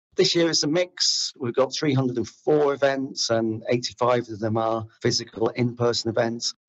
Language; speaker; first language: English; native; English